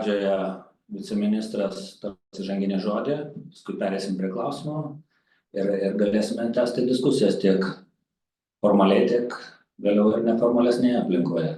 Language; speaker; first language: Lithuanian; native; Lithuanian